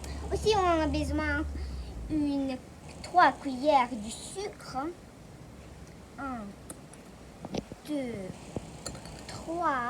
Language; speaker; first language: French; non-native, learner; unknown